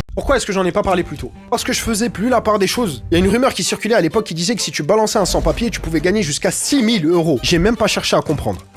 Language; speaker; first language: French; non-native, local second language; Arabic